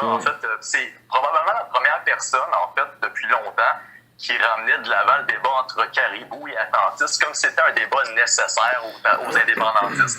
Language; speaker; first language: French; native; French